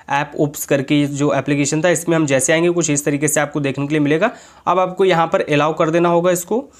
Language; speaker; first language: Hindi; native; Hindi